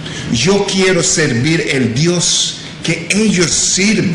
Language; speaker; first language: Spanish; non-native, local second language; English